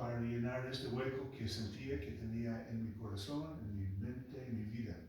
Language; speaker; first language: Spanish; non-native, local second language; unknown